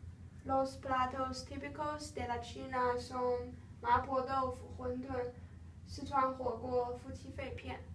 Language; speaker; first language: Spanish; non-native, learner; Chinese